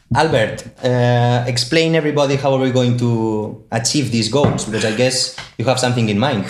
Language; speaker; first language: English; non-native, fluent; Catalan